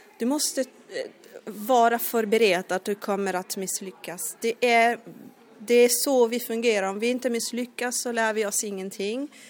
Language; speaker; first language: Swedish; non-native, fluent; Italian